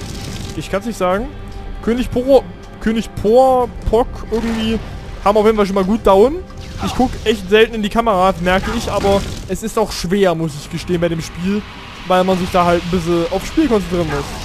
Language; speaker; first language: German; native; German